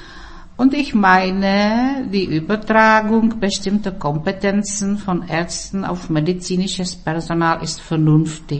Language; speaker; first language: German; non-native, fluent; Czech